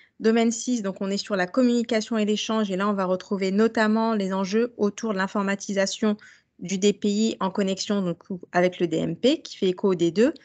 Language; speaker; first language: French; native; French